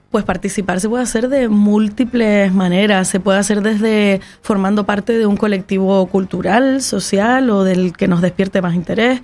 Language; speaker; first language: Spanish; native; Spanish